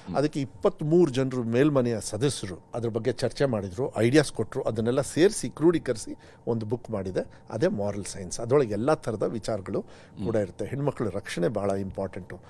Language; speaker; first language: Kannada; native; Kannada